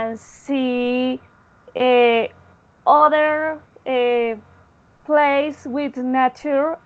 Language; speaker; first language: English; non-native, learner; Spanish